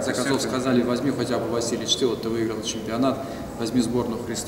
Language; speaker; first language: Russian; native; Russian